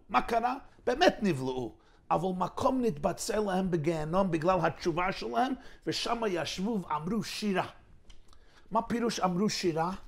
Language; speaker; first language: Hebrew; non-native, fluent; English